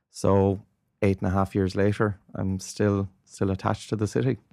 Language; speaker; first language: English; native; English